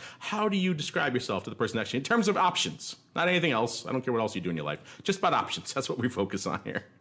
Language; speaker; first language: English; native; English